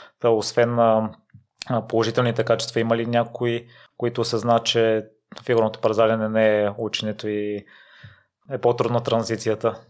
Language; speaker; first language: Bulgarian; native; Bulgarian